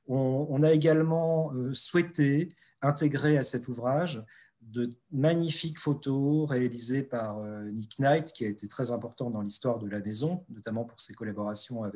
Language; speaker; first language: French; native; French